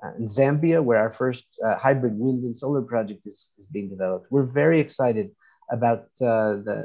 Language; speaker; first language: English; native; English